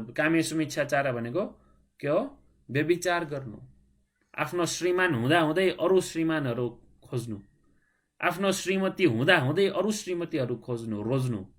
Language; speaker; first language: Nepali; non-native, local second language; Newari